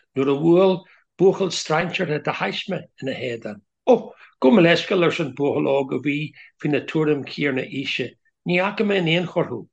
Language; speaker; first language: Irish; non-native, local second language; English